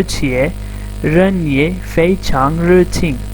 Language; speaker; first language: Chinese; non-native, fluent; Urdu